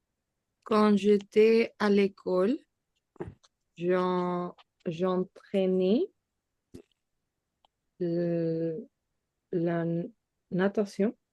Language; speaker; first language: French; non-native, learner; Spanish